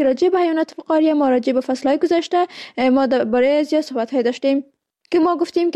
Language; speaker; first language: Persian; native; Persian